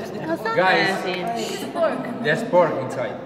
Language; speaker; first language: English; non-native, fluent; Italian